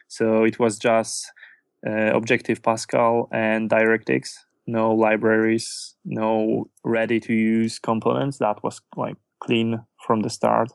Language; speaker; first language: English; non-native, fluent; Polish